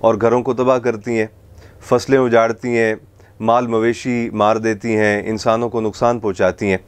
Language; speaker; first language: Urdu; native; Urdu